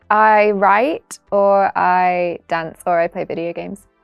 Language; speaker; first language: English; native; English